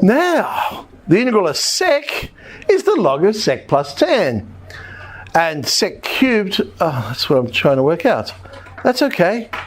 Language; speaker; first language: English; native; English